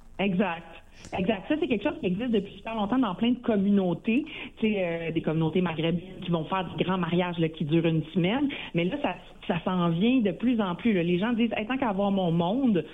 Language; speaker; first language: French; native; French